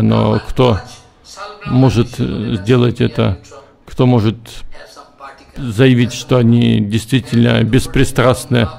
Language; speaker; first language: Russian; native; Russian